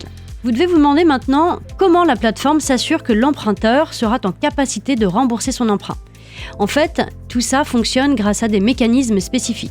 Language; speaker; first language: French; native; French